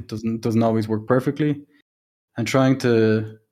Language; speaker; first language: English; native; English